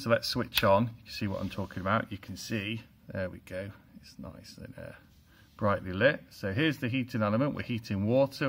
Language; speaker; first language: English; native; English